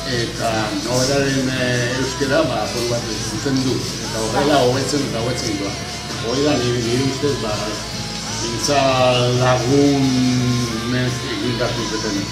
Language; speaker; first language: Basque; native; Basque